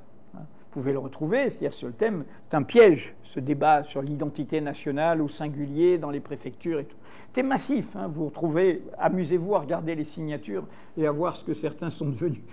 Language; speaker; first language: French; native; French